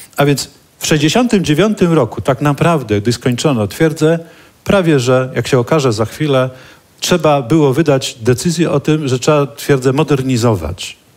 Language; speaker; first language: Polish; native; Polish